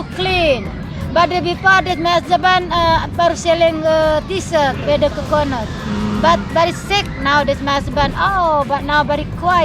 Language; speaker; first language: English; non-native, learner; Sasak